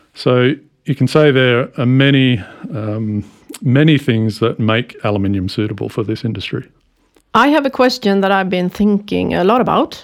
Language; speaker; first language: English; native; English